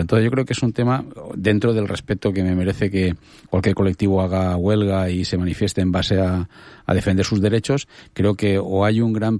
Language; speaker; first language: Spanish; native; Spanish